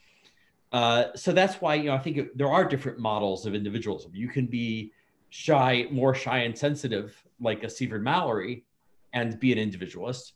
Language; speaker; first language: English; native; English